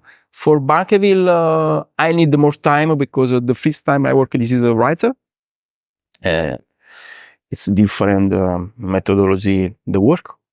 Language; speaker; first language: English; non-native, learner; Italian